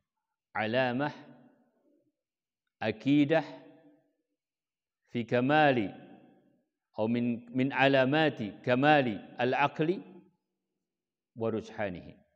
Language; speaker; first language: Arabic; non-native, fluent; Indonesian